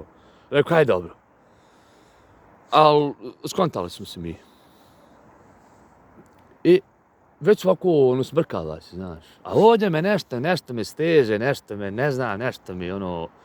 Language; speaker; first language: Bosnian; native; Bosnian